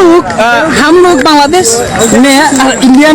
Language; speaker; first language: Hindi; non-native, learner; Bangla